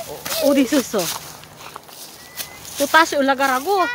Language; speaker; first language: Korean; non-native, learner; Filipino